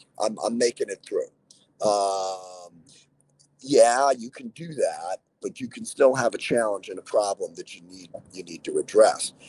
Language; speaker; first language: English; native; English